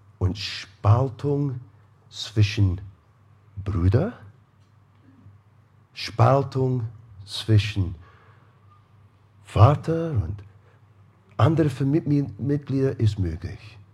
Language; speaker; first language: German; non-native, fluent; English